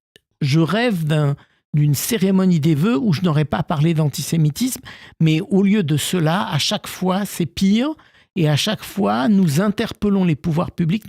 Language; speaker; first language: French; native; French